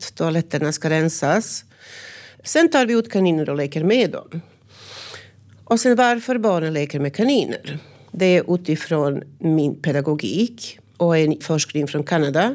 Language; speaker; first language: Swedish; non-native, fluent; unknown